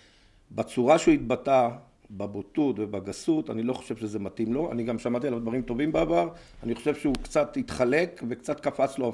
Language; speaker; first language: Hebrew; native; Hebrew